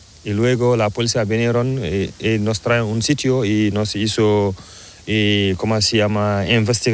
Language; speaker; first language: Spanish; non-native, learner; Fula